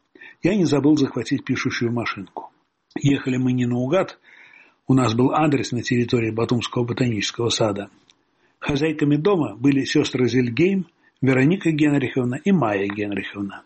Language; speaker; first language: Russian; native; Russian